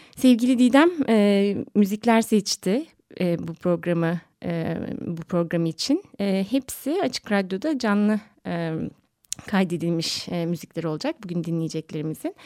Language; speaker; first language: Turkish; native; Turkish